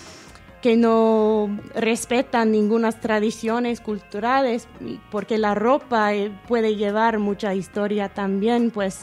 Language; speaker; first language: Spanish; non-native, fluent; English